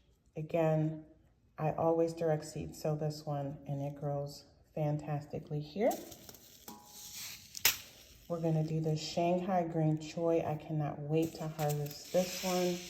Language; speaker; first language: English; native; English